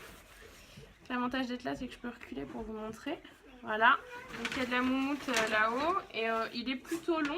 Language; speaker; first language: French; native; French